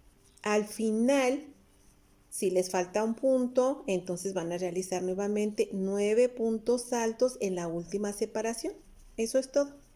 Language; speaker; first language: Spanish; native; Spanish